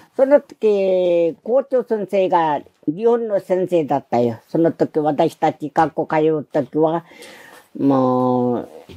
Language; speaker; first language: Japanese; non-native, learner; Korean